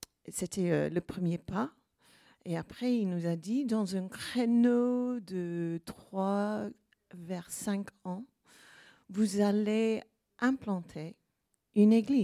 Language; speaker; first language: French; non-native, learner; English